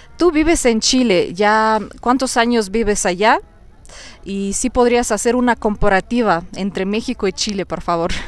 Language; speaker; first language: Spanish; non-native, fluent; Russian